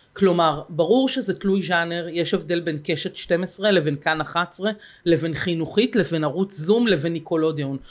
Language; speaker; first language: Hebrew; native; Hebrew